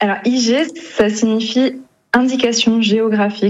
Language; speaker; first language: French; native; French